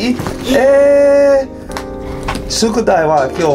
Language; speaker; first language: Japanese; non-native, learner; English